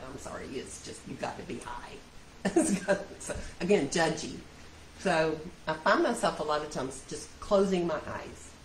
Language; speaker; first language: English; native; English